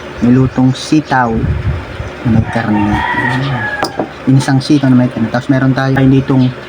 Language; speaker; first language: Filipino; native; Filipino